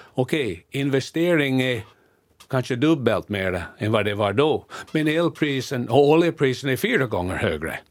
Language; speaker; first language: Swedish; non-native, fluent; English